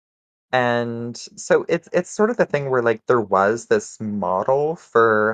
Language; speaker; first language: English; native; English